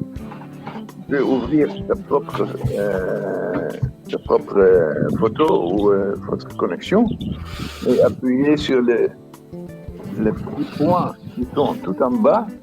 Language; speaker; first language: French; non-native, fluent; Dutch